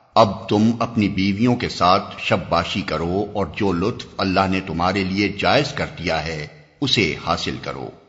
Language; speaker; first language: Urdu; native; Urdu